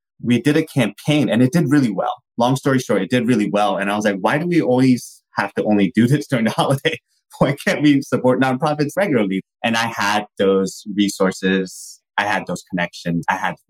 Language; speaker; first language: English; native; English